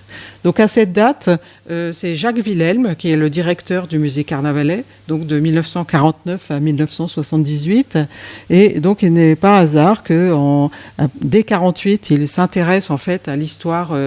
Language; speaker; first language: French; native; French